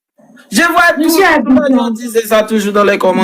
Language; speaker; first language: French; non-native, local second language; Haitian Creole